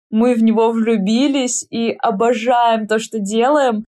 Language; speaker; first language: Russian; native; Russian